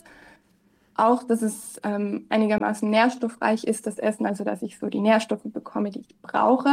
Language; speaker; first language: German; native; German